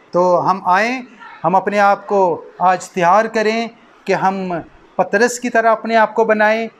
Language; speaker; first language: Urdu; non-native, local second language; Punjabi